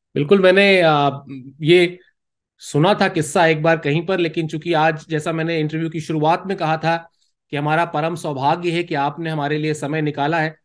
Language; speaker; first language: Hindi; native; Hindi